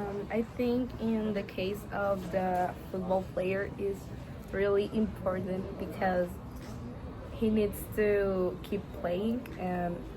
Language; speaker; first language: English; non-native, learner; Spanish